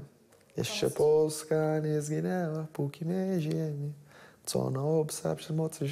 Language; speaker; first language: Polish; non-native, learner; Portuguese